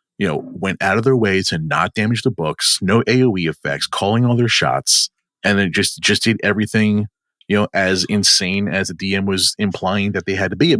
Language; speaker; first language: English; native; English